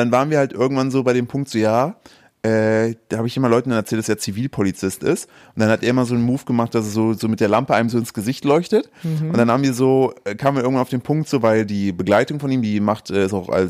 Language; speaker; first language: German; native; German